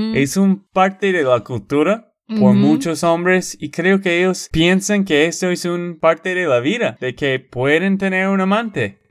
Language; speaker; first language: Spanish; non-native, fluent; English